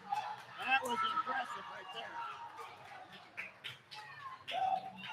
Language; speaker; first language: English; native; English